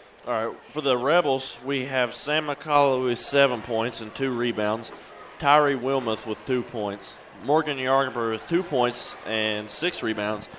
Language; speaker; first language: English; native; English